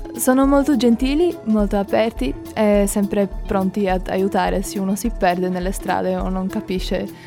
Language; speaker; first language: Italian; non-native, learner; Slovak